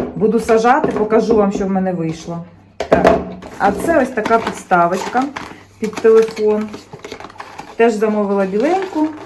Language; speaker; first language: Ukrainian; native; Ukrainian